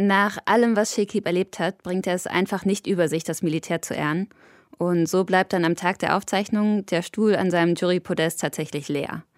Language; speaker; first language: German; native; German